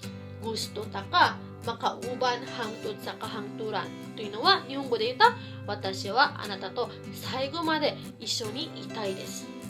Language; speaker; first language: Japanese; non-native, fluent; Cebuano